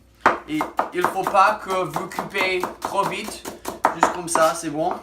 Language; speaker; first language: French; non-native, learner; English